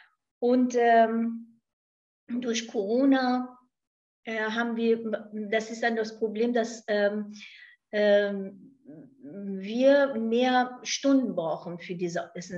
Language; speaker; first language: German; non-native, fluent; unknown